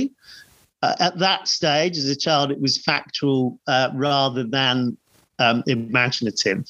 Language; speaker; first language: English; native; English